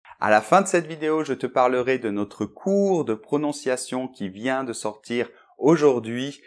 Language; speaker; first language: French; native; French